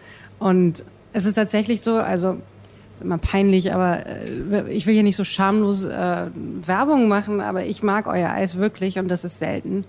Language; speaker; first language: German; native; German